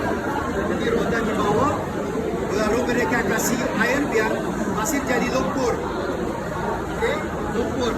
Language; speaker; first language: Indonesian; non-native, fluent; Arabic